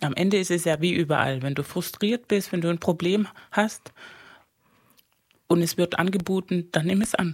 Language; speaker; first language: German; non-native, fluent; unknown